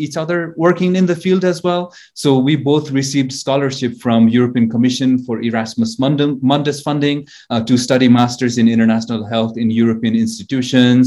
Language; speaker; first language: English; non-native, local second language; Nepali